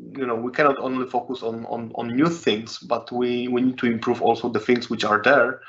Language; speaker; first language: English; non-native, fluent; Polish